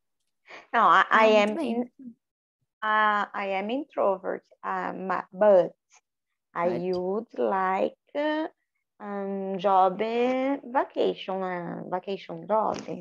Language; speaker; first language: English; non-native, learner; Portuguese